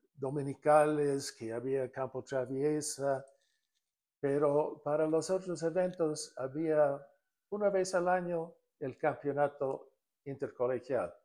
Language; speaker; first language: Spanish; non-native, fluent; English